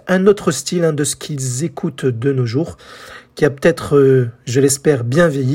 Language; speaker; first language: French; native; French